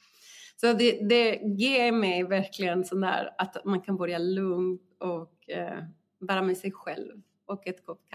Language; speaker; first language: Swedish; non-native, fluent; Spanish